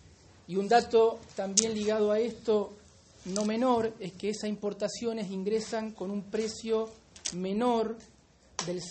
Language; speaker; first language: Spanish; native; Spanish